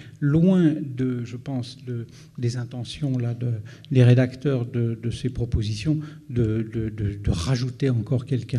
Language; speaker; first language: French; native; French